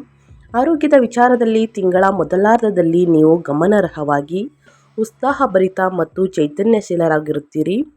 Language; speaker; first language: Kannada; native; Kannada